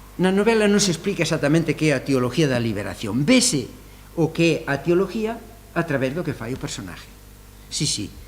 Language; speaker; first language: Galician; native; Galician